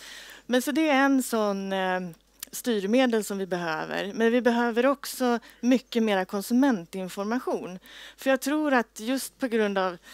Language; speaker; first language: Swedish; native; Swedish